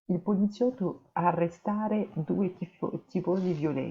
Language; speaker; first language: Italian; non-native, fluent; French